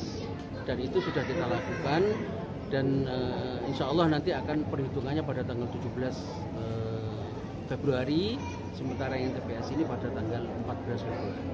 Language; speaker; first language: Indonesian; native; Indonesian